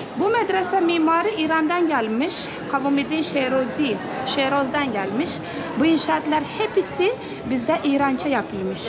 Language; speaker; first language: Turkish; non-native, learner; Uzbek